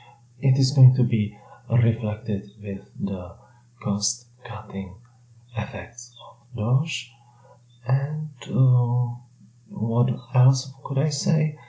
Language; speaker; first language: English; non-native, fluent; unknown